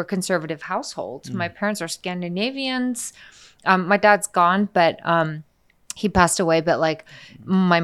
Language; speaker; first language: English; early bilingual, other home language; Icelandic